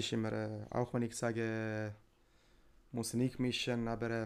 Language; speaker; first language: German; non-native, learner; Italian